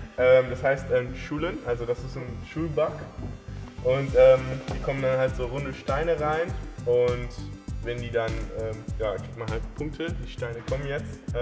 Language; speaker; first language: German; early bilingual, heritage; Dutch